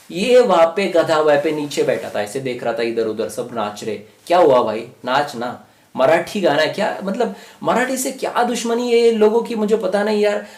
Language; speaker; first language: Hindi; non-native, local second language; Marathi